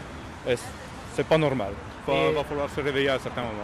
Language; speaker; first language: French; native; French